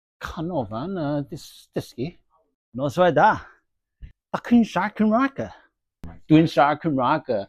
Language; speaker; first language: Welsh; non-native, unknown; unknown